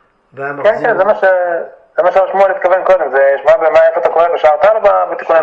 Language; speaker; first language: Hebrew; native; Hebrew